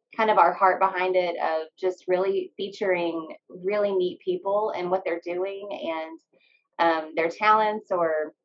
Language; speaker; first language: English; native; English